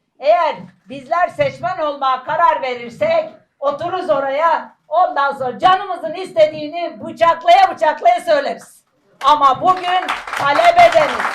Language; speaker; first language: Turkish; native; Turkish